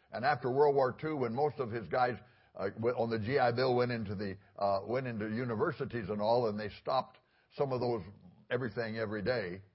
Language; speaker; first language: English; native; English